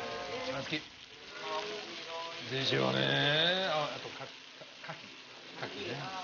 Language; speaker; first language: Japanese; non-native, fluent; English